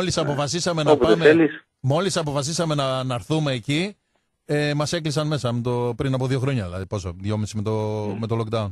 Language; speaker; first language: Greek; native; Greek